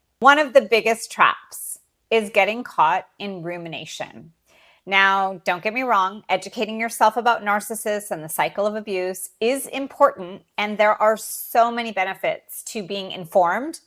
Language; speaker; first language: English; native; English